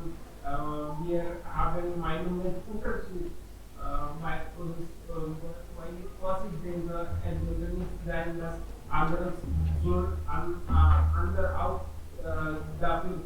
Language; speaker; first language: German; non-native, learner; Hindi